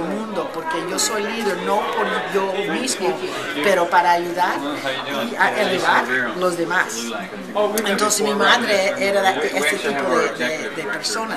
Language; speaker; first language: Spanish; early bilingual, heritage; Spanish